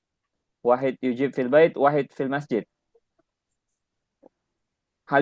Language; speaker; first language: Arabic; non-native, fluent; Indonesian